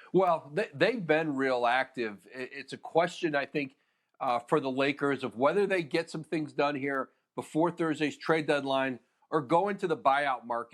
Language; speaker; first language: English; native; English